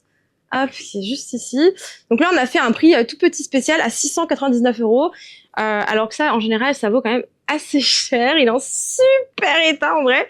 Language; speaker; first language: French; native; French